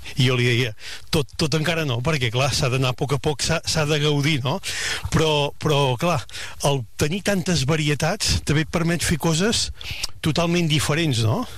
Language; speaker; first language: Catalan; native; Catalan